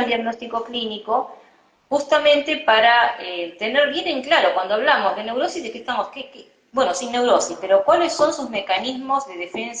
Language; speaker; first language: Spanish; native; Spanish